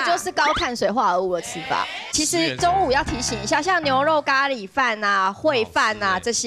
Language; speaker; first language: Chinese; native; Chinese